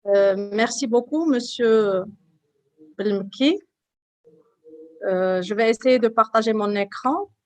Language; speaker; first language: French; non-native, local second language; Arabic